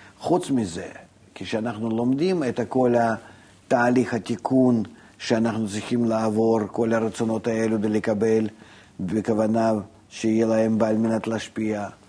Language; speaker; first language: Hebrew; non-native, fluent; Russian